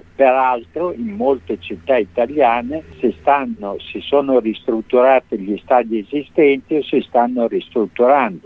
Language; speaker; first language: Italian; native; Italian